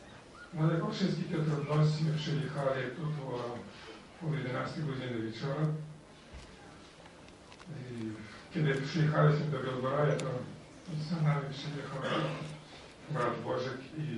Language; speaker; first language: Polish; non-native, learner; Ukrainian